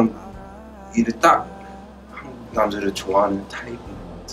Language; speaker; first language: Korean; early bilingual, heritage; Korean